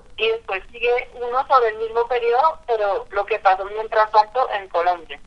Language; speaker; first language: Spanish; non-native, fluent; French